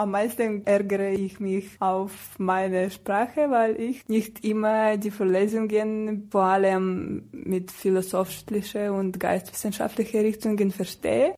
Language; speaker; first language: German; non-native, learner; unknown